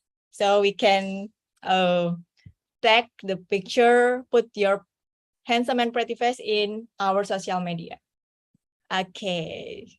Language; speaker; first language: English; non-native, fluent; Indonesian